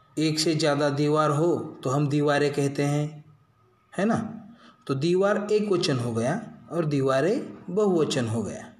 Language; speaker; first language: Hindi; non-native, local second language; Marathi